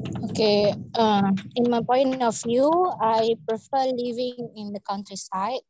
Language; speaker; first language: English; non-native, fluent; Indonesian